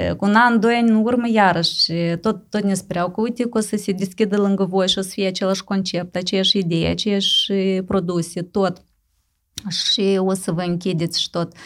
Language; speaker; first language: Romanian; native; Romanian